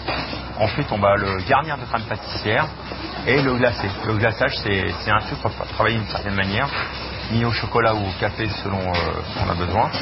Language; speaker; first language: French; native; French